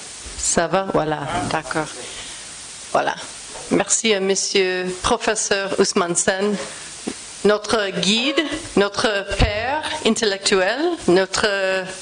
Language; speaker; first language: French; non-native, fluent; English